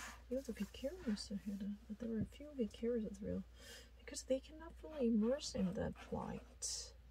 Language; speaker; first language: English; non-native, fluent; Korean